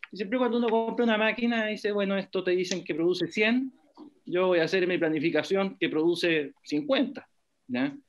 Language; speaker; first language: Spanish; native; Spanish